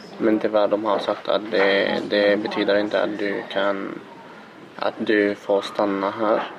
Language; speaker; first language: Swedish; non-native, learner; Arabic